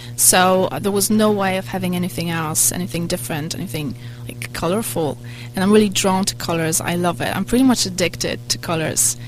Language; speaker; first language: English; non-native, fluent; Polish